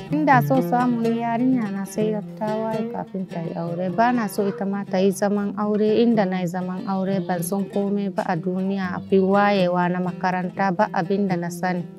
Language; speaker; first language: Hausa; non-native, local second language; Fula